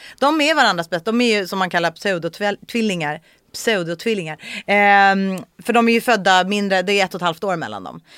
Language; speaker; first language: Swedish; native; Swedish